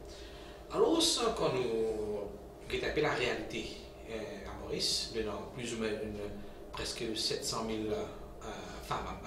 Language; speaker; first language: French; non-native, local second language; Morisyen